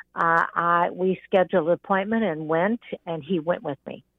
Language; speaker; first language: English; native; English